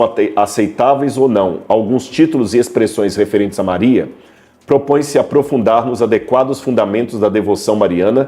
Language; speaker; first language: Portuguese; native; Portuguese